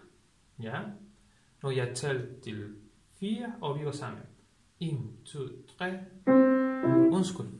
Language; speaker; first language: Danish; non-native, learner; Spanish